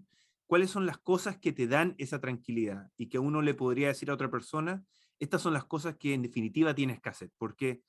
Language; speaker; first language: Spanish; native; Spanish